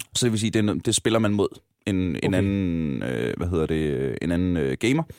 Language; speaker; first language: Danish; native; Danish